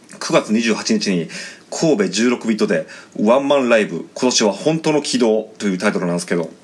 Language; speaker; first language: Japanese; native; Japanese